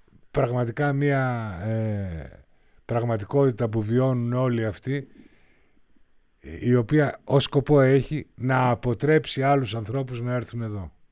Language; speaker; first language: Greek; native; Greek